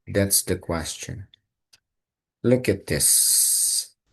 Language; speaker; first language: English; non-native, fluent; Indonesian